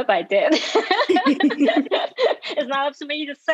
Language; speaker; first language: English; non-native, local second language; Cantonese